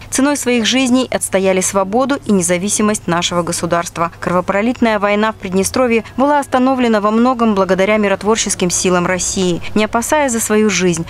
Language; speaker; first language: Russian; native; Russian